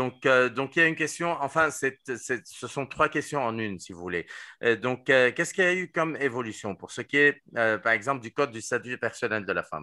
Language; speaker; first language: French; non-native, fluent; Spanish